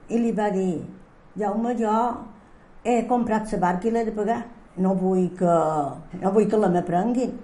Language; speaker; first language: Catalan; native; Catalan